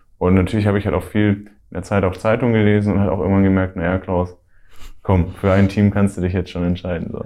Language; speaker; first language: German; native; German